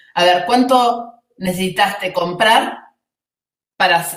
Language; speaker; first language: Spanish; native; Spanish